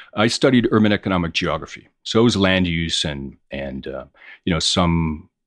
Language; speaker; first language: English; native; English